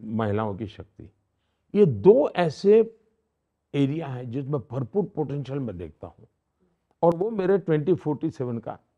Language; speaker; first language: Hindi; non-native, local second language; Gujarati